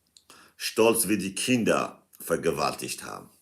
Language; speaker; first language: German; non-native, fluent; Kurdish